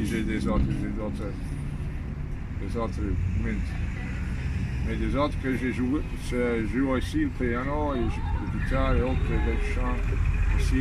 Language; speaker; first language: French; non-native, learner; English